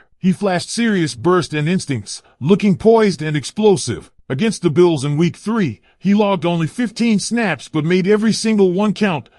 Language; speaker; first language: English; native; English